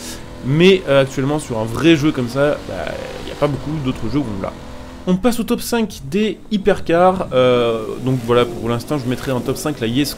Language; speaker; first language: French; native; French